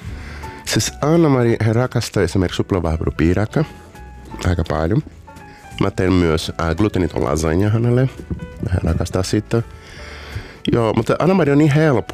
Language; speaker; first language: Finnish; non-native, learner; Portuguese